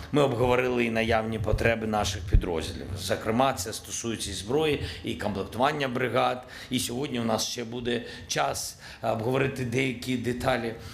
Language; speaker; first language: Ukrainian; non-native, local second language; Russian